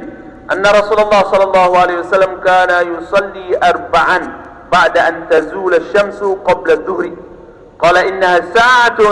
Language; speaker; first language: Arabic; non-native, fluent; Sasak